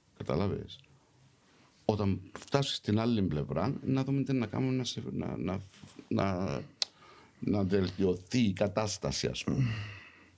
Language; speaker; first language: Greek; early bilingual, heritage; Greek